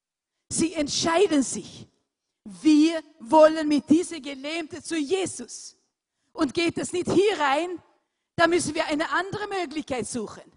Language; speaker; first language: German; non-native, fluent; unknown